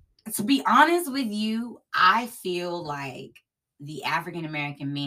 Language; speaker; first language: English; native; English